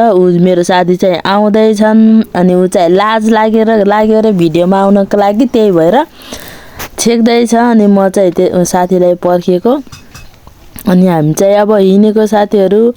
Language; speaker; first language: Nepali; non-native, local second language; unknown